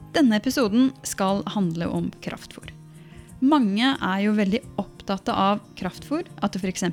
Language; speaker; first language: Norwegian; native; Norwegian